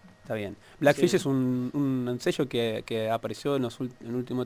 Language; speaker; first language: Spanish; native; Spanish